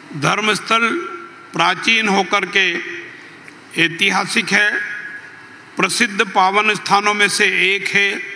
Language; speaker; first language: Hindi; native; Hindi